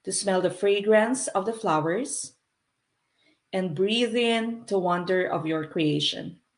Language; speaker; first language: English; non-native, local second language; Filipino